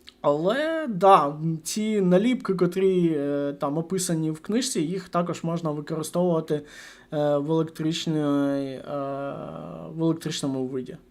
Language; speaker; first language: Ukrainian; non-native, local second language; Russian